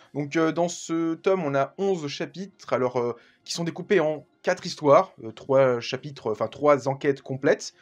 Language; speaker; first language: French; native; French